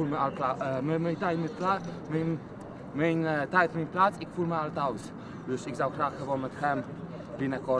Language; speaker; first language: Dutch; non-native, learner; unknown